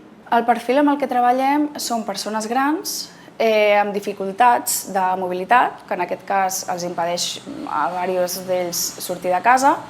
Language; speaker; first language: Catalan; native; Catalan